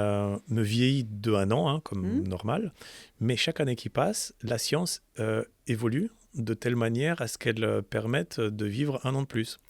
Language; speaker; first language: French; native; French